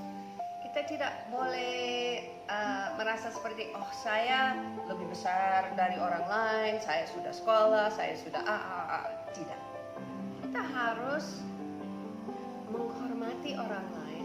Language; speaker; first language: Indonesian; non-native, fluent; English